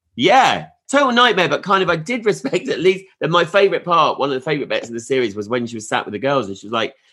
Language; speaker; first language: English; native; English